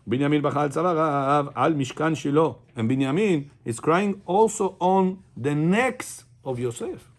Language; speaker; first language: English; non-native, fluent; Russian